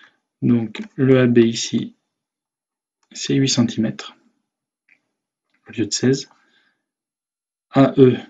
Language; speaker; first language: French; native; French